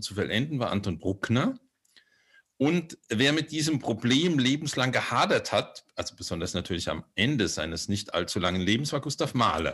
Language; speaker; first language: German; native; German